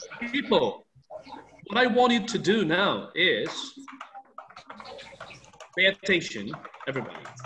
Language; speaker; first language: English; non-native, fluent; Portuguese